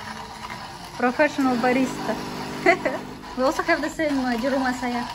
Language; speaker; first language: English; non-native, learner; Russian